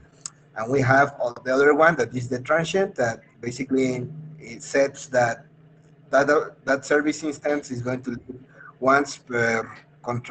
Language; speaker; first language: English; non-native, fluent; Spanish